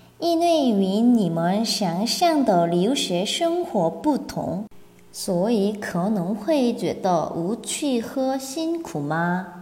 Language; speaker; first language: Chinese; non-native, fluent; Korean